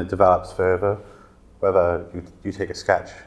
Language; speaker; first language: English; native; English